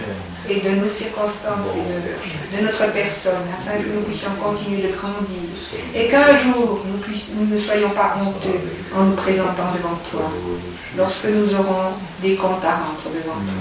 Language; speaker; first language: French; native; French